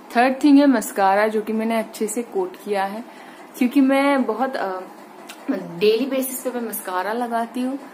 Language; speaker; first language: Hindi; non-native, local second language; Bangla